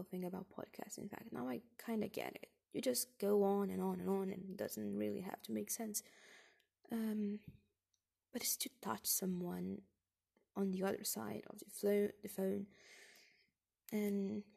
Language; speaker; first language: English; non-native, fluent; Portuguese